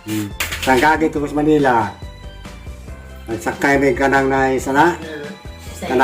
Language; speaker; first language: Filipino; non-native, local second language; Cebuano